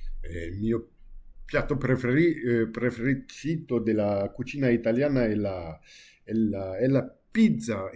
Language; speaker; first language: Italian; non-native, learner; French